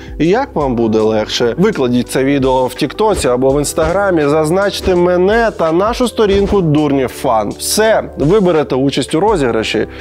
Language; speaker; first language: Ukrainian; non-native, local second language; Russian